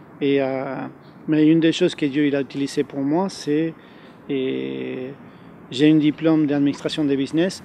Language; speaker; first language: French; non-native, fluent; Spanish